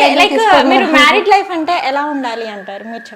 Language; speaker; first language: Telugu; native; Telugu